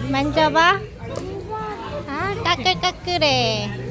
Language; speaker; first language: Korean; native; Korean